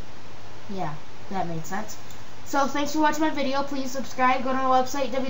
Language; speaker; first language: English; native; English